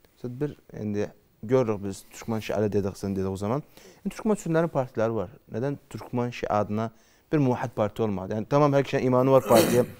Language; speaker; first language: Turkish; native; Turkish